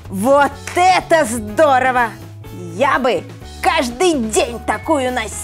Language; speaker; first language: Russian; native; Russian